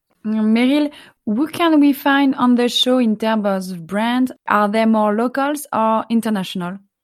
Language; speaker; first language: English; non-native, fluent; French